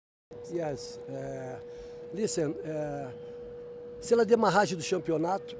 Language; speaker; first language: French; non-native, fluent; Portuguese